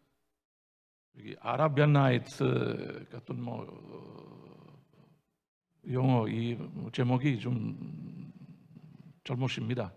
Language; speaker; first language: Korean; non-native, fluent; Italian